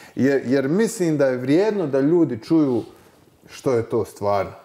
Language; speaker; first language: Croatian; native; Croatian